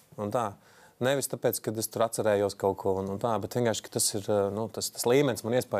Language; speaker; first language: Latvian; native; Latvian